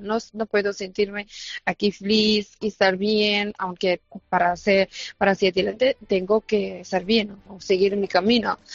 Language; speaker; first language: Spanish; non-native, fluent; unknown